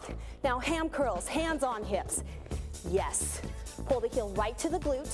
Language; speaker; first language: English; native; English